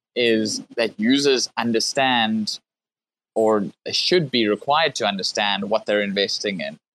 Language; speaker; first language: English; native; English